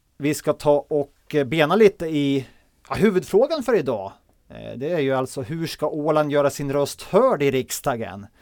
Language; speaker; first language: Swedish; native; Swedish